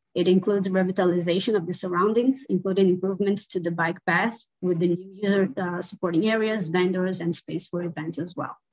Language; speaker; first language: English; non-native, fluent; Portuguese